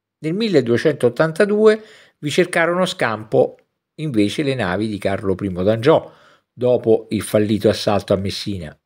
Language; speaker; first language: Italian; native; Italian